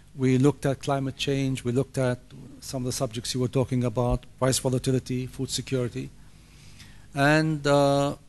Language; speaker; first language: English; non-native, fluent; Arabic